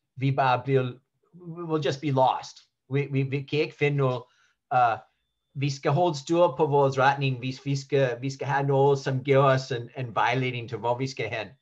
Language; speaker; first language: Danish; non-native, learner; English